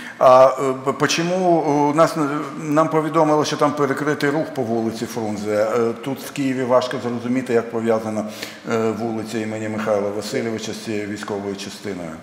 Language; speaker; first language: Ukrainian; non-native, local second language; Russian